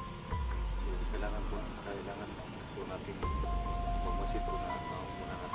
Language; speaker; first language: Filipino; non-native, local second language; Cebuano